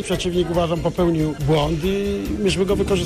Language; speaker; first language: Polish; native; Polish